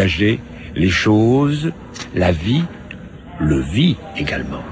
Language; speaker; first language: French; native; French